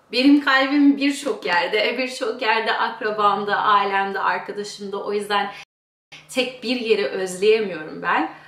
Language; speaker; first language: Turkish; early bilingual, heritage; Turkish